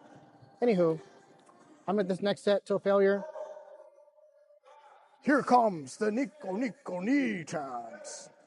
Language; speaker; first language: English; native; English